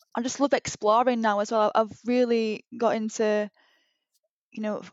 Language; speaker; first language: English; native; English